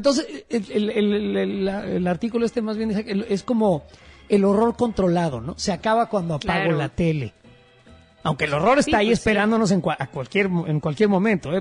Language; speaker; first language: Spanish; native; Spanish